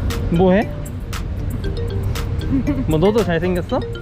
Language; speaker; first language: Korean; native; Korean